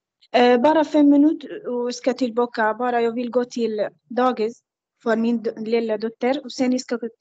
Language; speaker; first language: Swedish; non-native, learner; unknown